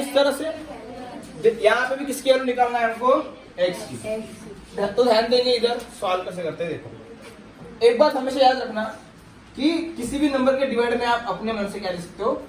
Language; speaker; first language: Hindi; non-native, local second language; Marathi